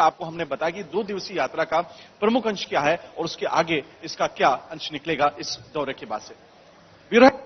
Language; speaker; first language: Hindi; native; Hindi